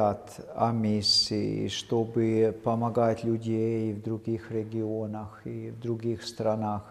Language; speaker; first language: Russian; non-native, fluent; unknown